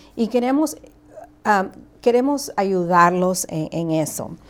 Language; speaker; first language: Spanish; early bilingual, heritage; Spanish